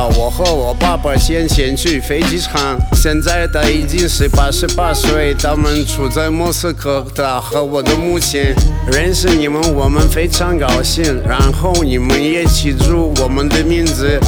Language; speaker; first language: Chinese; non-native, learner; Russian